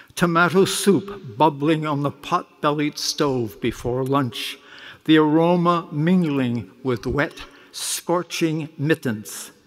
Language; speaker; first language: English; native; English